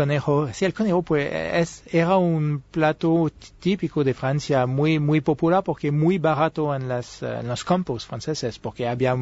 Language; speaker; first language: Spanish; non-native, fluent; French